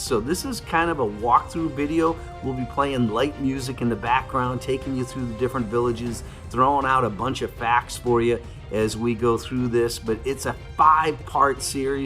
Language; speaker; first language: English; native; English